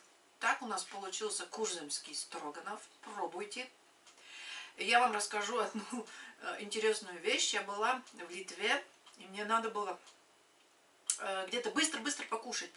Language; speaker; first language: Russian; non-native, local second language; Latvian